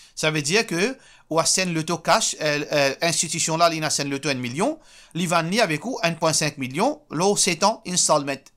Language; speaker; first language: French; non-native, local second language; Morisyen